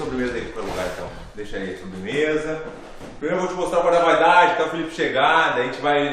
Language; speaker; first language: Portuguese; native; Portuguese